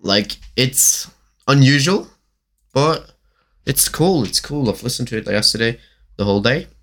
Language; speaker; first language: English; non-native, learner; German